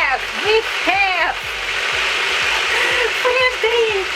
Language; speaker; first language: English; non-native, learner; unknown